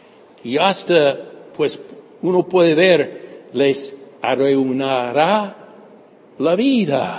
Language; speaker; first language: Spanish; non-native, fluent; English